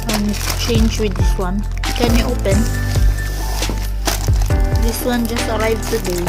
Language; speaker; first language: English; non-native, local second language; Filipino